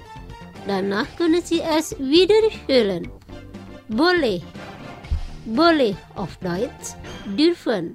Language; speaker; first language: German; non-native, fluent; Indonesian